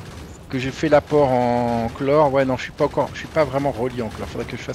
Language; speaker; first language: French; native; French